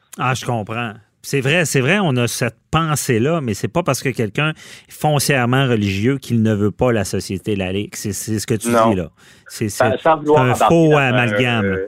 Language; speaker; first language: French; native; French